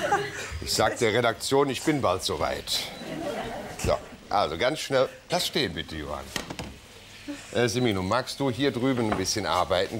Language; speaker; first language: German; native; German